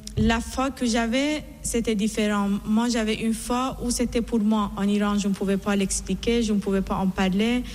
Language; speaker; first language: French; non-native, fluent; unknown